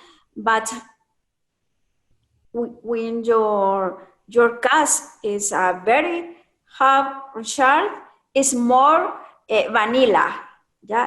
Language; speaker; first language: English; non-native, learner; Spanish